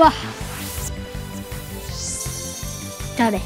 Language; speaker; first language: Japanese; native; Japanese